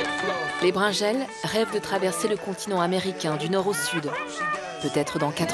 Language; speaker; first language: French; native; French